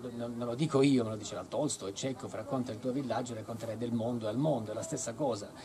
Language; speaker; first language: Italian; native; Italian